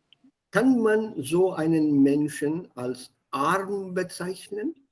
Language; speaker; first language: German; non-native, fluent; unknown